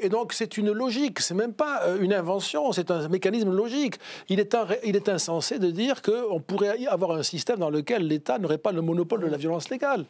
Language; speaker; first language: French; native; French